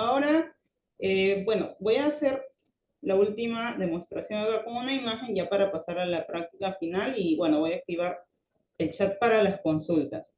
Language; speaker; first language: Spanish; native; Spanish